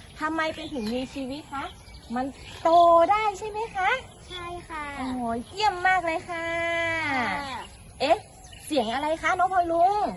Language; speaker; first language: Thai; native; Thai